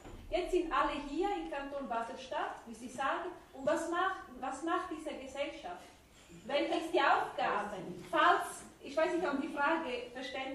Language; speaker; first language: German; non-native, fluent; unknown